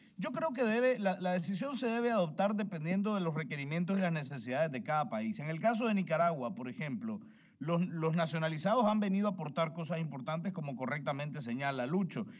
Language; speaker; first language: Spanish; native; Spanish